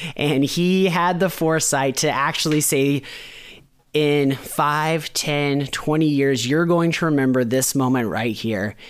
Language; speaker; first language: English; native; English